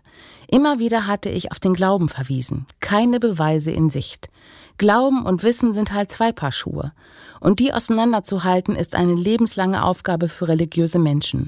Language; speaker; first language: German; native; German